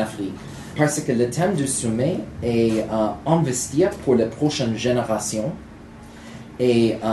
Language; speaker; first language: French; non-native, learner; English